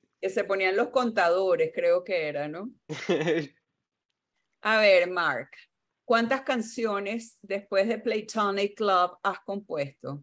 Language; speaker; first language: Spanish; native; Spanish